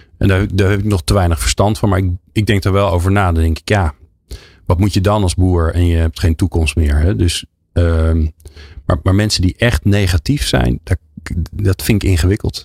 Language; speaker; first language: Dutch; native; Dutch